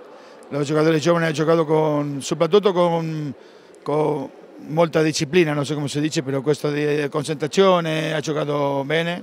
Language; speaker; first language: Italian; non-native, fluent; Spanish